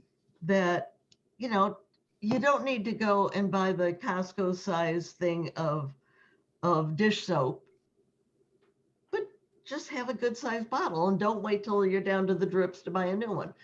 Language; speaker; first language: English; native; English